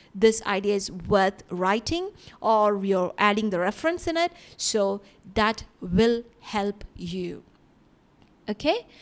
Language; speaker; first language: English; non-native, local second language; Malayalam